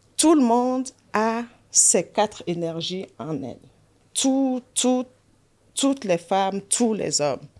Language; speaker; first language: French; native; French